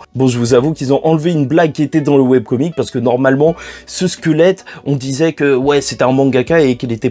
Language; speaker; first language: French; native; French